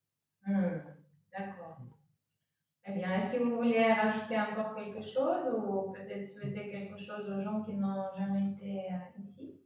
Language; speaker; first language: French; non-native, fluent; Russian